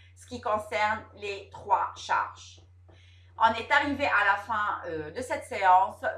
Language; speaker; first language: French; non-native, local second language; Arabic